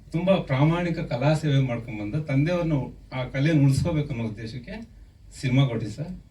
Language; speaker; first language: Kannada; native; Kannada